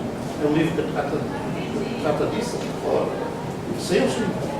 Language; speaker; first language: Portuguese; non-native, fluent; Dutch